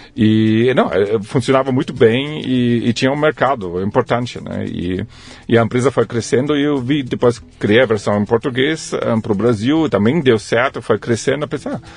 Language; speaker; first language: Portuguese; non-native, fluent; German